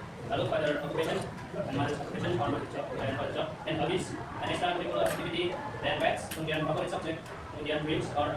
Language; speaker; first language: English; non-native, learner; Indonesian